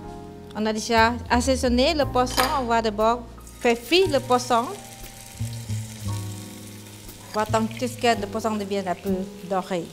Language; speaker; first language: French; non-native, fluent; Thai